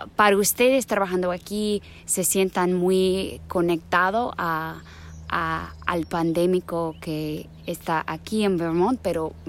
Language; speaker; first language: Spanish; non-native, fluent; English